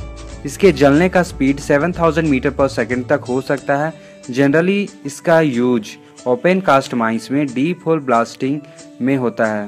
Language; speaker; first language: Hindi; native; Hindi